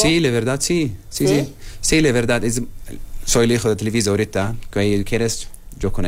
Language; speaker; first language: Spanish; non-native, learner; Arabic